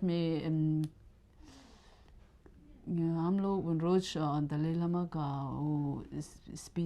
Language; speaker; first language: Hindi; non-native, learner; Tibetan